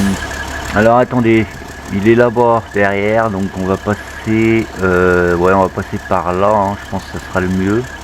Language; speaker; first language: French; native; French